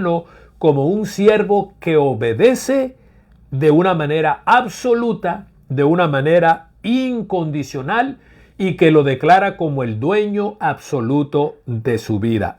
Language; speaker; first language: Spanish; native; Spanish